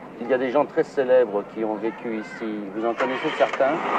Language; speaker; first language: French; native; French